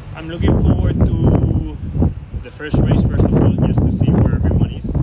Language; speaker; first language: English; non-native, fluent; Spanish